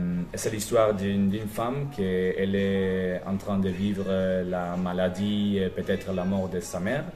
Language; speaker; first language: French; non-native, fluent; Spanish